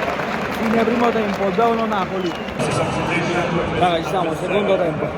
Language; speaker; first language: Italian; native; Italian